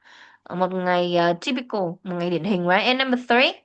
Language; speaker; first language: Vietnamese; native; Vietnamese